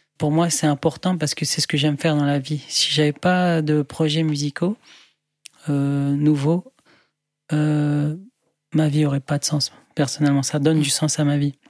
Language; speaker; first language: French; non-native, local second language; Arabic